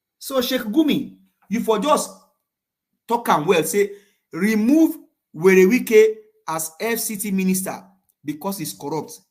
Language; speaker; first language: Nigerian Pidgin; non-native, local second language; Yoruba